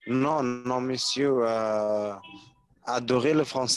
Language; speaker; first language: French; non-native, fluent; Arabic